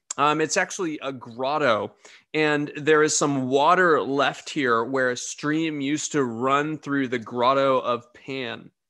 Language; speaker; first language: English; native; English